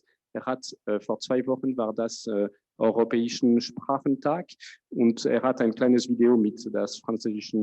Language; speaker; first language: German; non-native, fluent; French